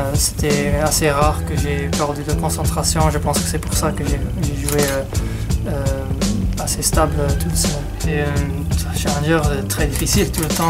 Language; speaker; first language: French; non-native, fluent; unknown